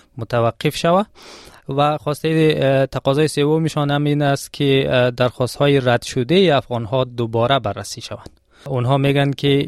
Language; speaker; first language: Persian; native; Persian